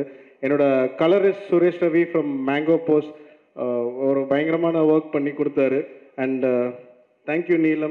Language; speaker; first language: Tamil; native; Tamil